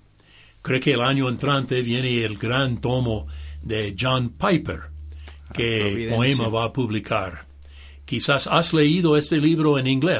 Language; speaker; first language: Spanish; non-native, fluent; English